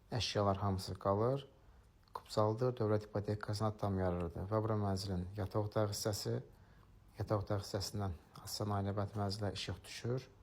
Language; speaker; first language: Azerbaijani; native; Azerbaijani